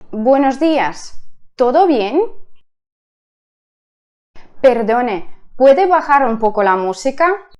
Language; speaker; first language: Spanish; non-native, fluent; Russian